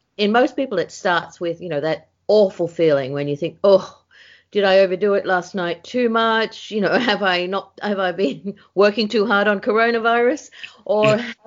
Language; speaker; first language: English; native; English